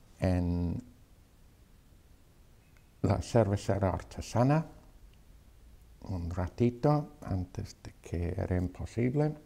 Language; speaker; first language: Spanish; non-native, fluent; English